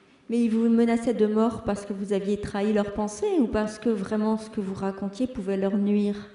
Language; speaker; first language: French; native; French